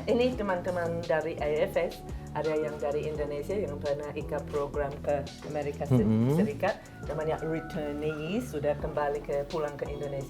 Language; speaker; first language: Indonesian; non-native, fluent; English